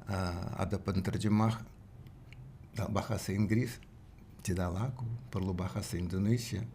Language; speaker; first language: Indonesian; non-native, learner; Russian